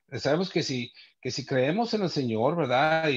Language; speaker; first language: Spanish; native; Spanish